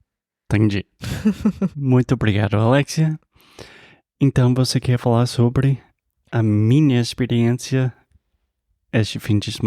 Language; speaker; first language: Portuguese; non-native, fluent; English